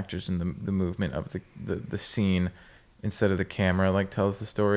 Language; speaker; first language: English; native; English